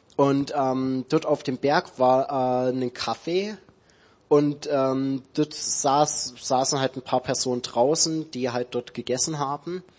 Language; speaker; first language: German; native; German